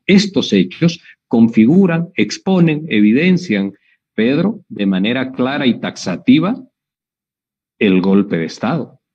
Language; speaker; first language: Spanish; native; Spanish